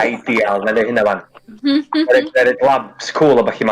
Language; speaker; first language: Welsh; native; Welsh